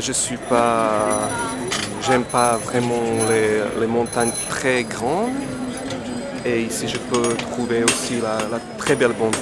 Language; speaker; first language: French; non-native, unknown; Slovak